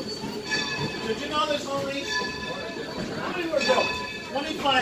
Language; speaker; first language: English; native; English